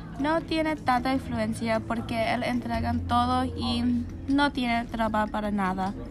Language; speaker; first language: Spanish; non-native, learner; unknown